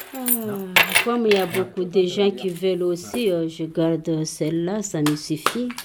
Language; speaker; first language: French; non-native, learner; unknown